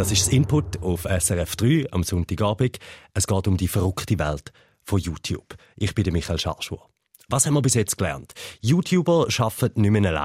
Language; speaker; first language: German; native; German